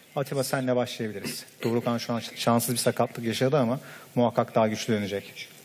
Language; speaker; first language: Turkish; native; Turkish